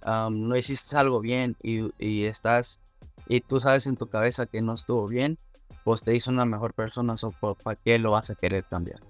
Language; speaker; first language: Spanish; early bilingual, heritage; Spanish